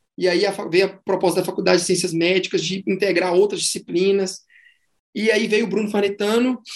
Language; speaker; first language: Portuguese; native; Portuguese